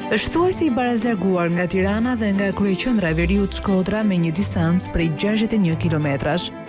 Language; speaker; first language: Albanian; native; Albanian